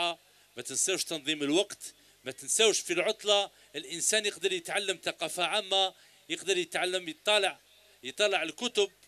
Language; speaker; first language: Arabic; native; Arabic